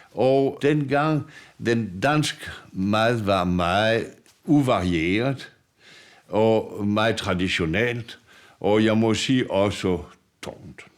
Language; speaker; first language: Danish; non-native, fluent; French